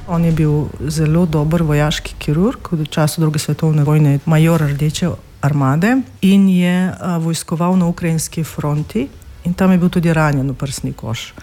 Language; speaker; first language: Slovenian; non-native, fluent; Russian